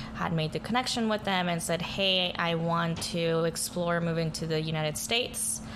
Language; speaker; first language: English; early bilingual, other home language; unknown